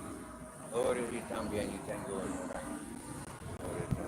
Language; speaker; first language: Spanish; non-native, learner; English